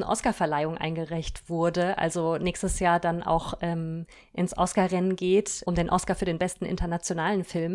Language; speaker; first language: German; native; German